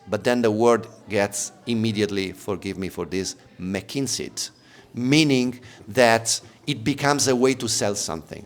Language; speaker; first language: English; non-native, fluent; Italian